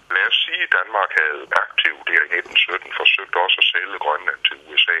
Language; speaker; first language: Danish; native; Danish